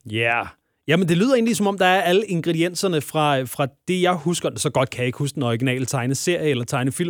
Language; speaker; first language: Danish; native; Danish